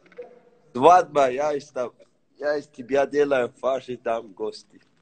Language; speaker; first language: Russian; non-native, learner; Persian